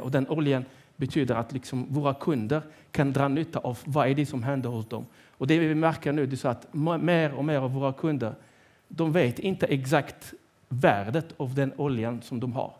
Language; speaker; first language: Swedish; non-native, fluent; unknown